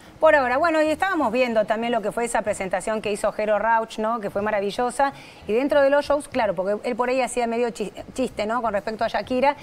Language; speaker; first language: Spanish; native; Spanish